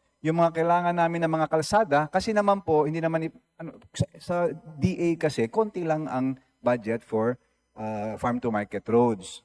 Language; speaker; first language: Filipino; non-native, local second language; Cebuano